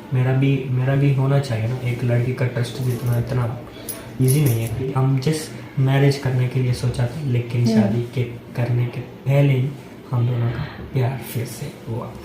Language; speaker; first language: Hindi; non-native, local second language; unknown